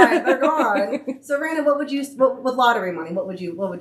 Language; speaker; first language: English; native; English